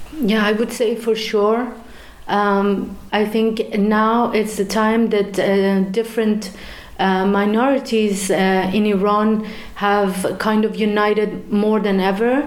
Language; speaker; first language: English; non-native, fluent; Persian